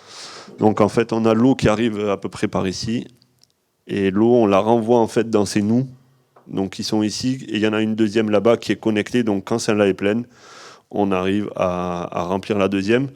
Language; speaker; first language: French; native; French